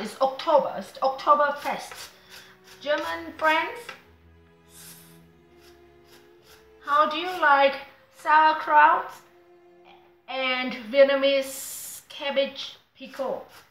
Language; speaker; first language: English; non-native, fluent; Vietnamese